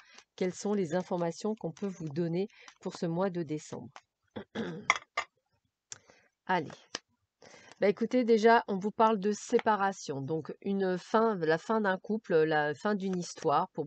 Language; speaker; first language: French; native; French